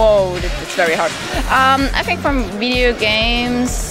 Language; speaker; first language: English; non-native, fluent; German